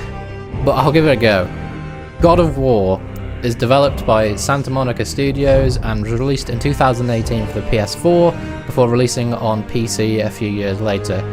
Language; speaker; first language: English; native; English